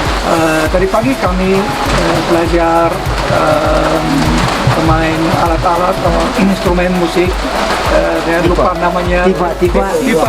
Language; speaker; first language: Indonesian; non-native, fluent; Dutch